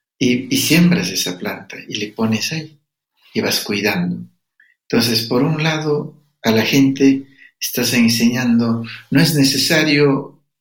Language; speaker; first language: Spanish; non-native, local second language; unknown